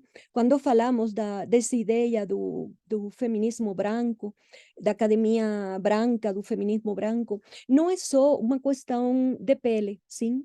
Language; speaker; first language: Portuguese; non-native, fluent; Spanish